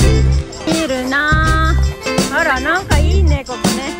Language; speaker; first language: Japanese; non-native, fluent; Filipino